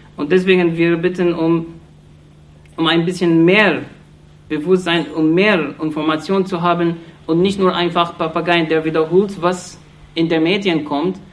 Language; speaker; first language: German; non-native, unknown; Arabic